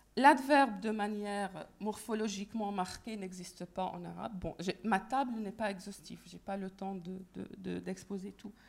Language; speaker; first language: French; non-native, fluent; Arabic